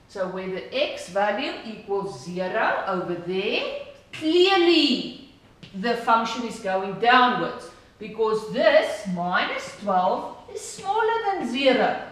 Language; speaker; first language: English; non-native, local second language; Afrikaans